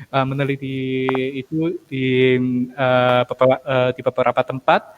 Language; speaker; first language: Indonesian; non-native, fluent; Armenian